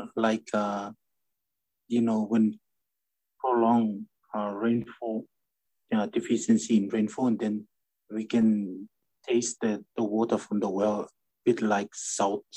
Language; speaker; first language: English; non-native, fluent; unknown